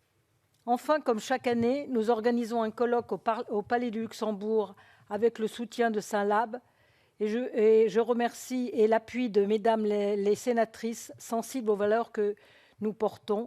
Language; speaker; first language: French; native; French